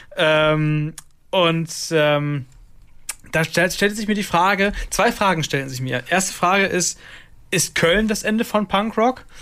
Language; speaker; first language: German; native; German